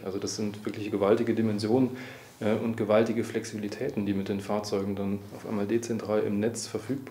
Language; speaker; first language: German; native; German